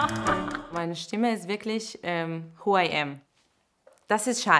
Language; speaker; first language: German; non-native, fluent; Hebrew